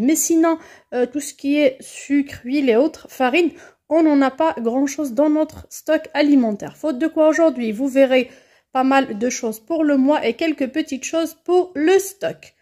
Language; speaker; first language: French; native; French